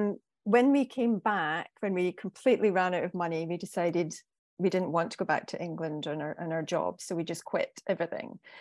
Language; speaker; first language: English; native; English